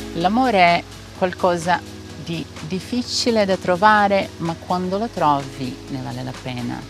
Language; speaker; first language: Italian; non-native, fluent; Portuguese